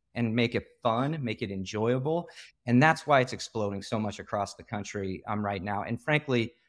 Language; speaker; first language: English; native; English